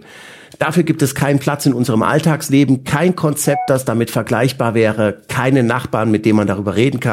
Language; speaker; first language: German; native; German